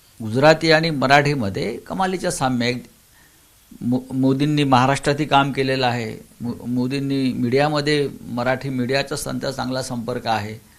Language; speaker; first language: Marathi; native; Marathi